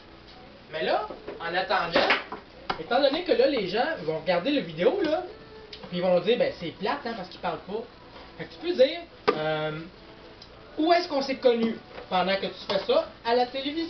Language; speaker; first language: French; native; French